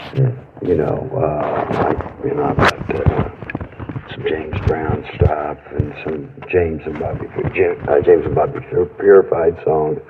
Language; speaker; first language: English; native; English